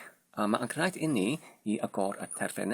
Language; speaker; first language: Welsh; non-native, learner; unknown